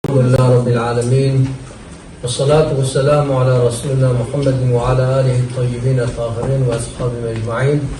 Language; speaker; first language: Turkish; non-native, local second language; Zaza